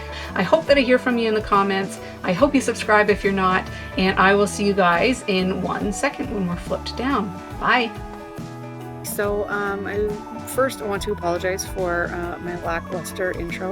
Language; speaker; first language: English; native; English